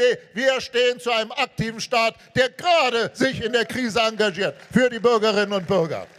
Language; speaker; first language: German; native; German